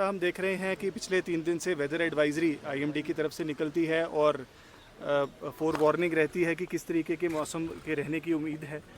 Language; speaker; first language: Hindi; native; Hindi